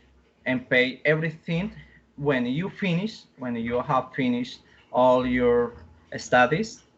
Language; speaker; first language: English; non-native, learner; Spanish